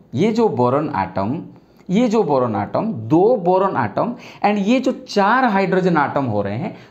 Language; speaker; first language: Hindi; non-native, local second language; Bangla